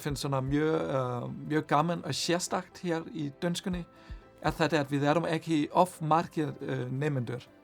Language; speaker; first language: Icelandic; non-native, fluent; Danish